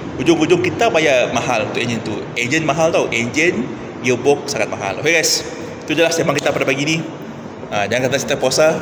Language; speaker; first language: Malay; non-native, local second language; Iban